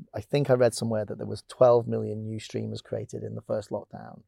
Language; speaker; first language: English; native; English